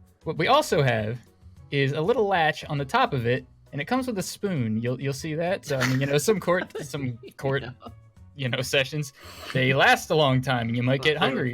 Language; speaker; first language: English; native; English